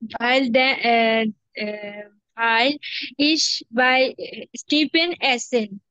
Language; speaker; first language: German; non-native, learner; Bangla